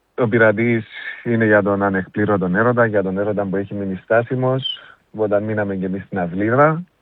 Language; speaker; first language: Greek; native; Greek